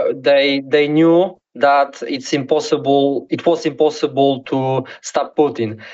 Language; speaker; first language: English; non-native, learner; Polish